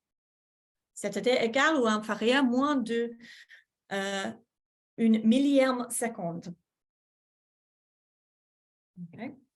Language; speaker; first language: French; non-native, fluent; English